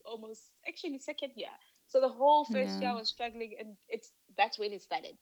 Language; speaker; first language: English; non-native, local second language; Northern Sotho